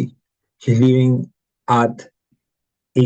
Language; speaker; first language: English; non-native, learner; Spanish